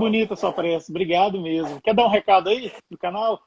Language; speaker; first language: Portuguese; native; Portuguese